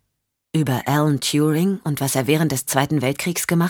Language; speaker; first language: German; native; German